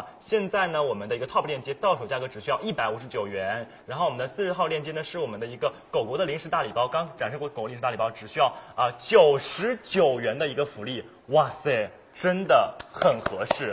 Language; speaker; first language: Chinese; native; Chinese